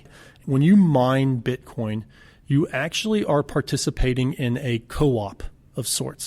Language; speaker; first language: English; native; English